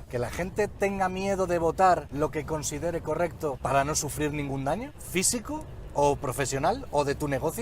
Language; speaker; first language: Spanish; native; Spanish